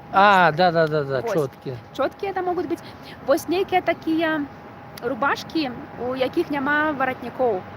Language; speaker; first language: Belarusian; non-native, local second language; Russian